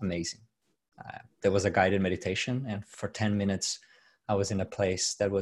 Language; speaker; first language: English; non-native, fluent; Portuguese